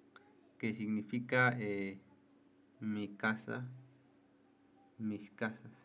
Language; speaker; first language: Spanish; non-native, local second language; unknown